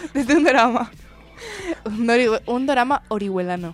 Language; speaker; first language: Spanish; native; Spanish